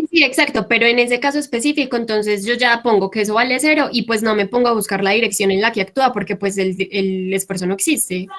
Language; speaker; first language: Spanish; native; Spanish